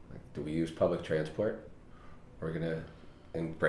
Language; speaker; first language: English; native; English